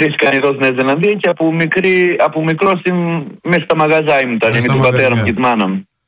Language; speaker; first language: Greek; early bilingual, heritage; Greek